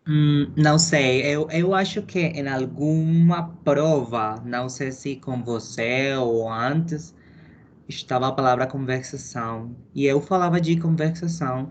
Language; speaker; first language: Portuguese; non-native, learner; Spanish